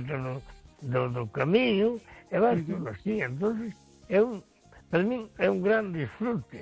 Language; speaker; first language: Spanish; non-native, local second language; Galician